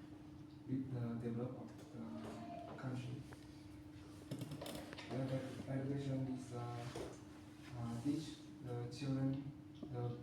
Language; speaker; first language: English; non-native, learner; Vietnamese